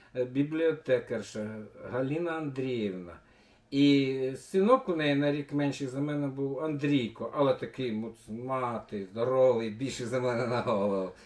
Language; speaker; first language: Ukrainian; non-native, local second language; Bulgarian